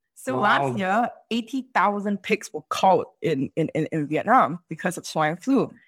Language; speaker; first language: English; native; English